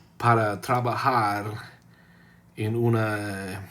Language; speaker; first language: Spanish; non-native, learner; English